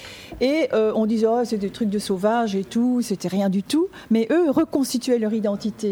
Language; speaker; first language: French; native; French